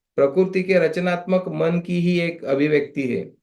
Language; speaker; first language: Hindi; non-native, local second language; Marathi